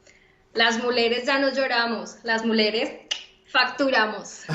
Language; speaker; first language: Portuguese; non-native, learner; Spanish